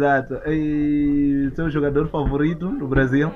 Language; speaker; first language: Portuguese; non-native, local second language; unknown